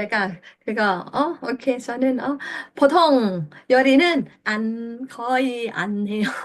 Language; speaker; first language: Korean; non-native, learner; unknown